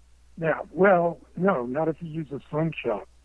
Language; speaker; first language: English; native; English